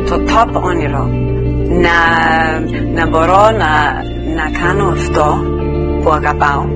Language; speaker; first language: Greek; early bilingual, heritage; English